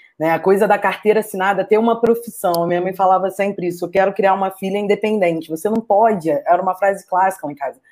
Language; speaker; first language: Portuguese; native; Portuguese